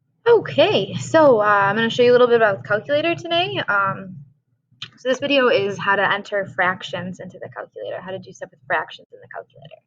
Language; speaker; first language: English; native; English